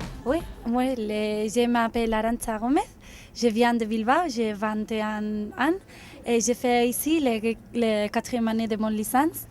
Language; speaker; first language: French; non-native, learner; Spanish